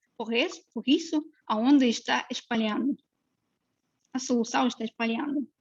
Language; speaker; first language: Portuguese; non-native, fluent; Russian